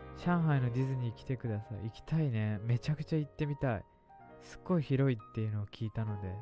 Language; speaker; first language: Japanese; native; Japanese